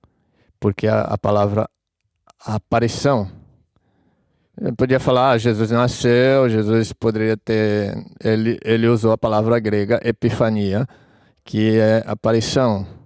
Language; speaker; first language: Portuguese; non-native, fluent; English